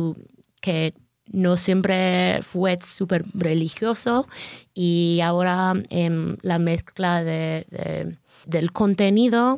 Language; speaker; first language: Spanish; non-native, fluent; English